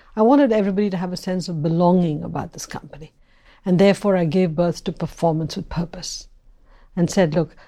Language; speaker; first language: English; non-native, local second language; Tamil